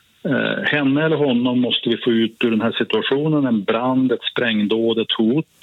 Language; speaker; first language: Swedish; native; Swedish